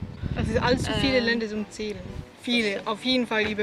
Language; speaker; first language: German; non-native, fluent; Swedish